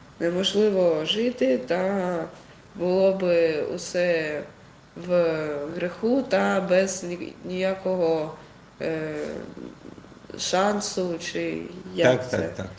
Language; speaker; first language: Ukrainian; non-native, local second language; Russian